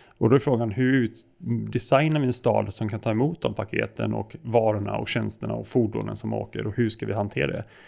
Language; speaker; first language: Swedish; native; Swedish